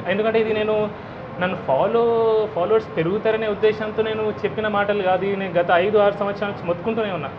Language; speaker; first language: Telugu; non-native, fluent; Hindi